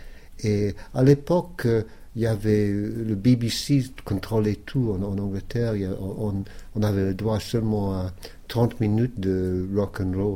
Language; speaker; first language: French; non-native, fluent; English